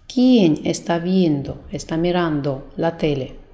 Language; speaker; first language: Spanish; non-native, fluent; Russian